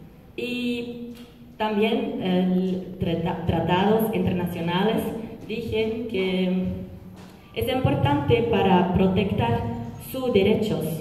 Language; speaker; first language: Spanish; non-native, learner; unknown